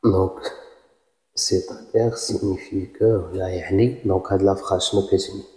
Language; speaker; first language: French; non-native, local second language; Arabic